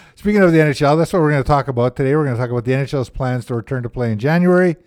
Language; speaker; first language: English; native; English